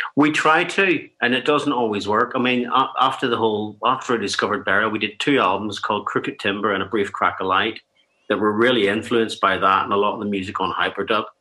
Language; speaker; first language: English; native; English